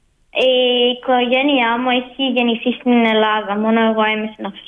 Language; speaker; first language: Greek; early bilingual, heritage; Greek